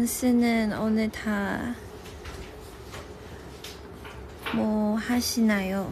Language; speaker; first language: Korean; non-native, local second language; Chinese